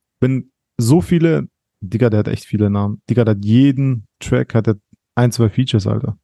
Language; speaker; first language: German; early bilingual, other home language; Arabic